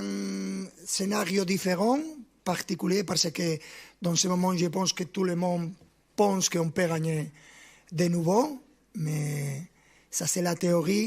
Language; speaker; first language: French; non-native, fluent; Spanish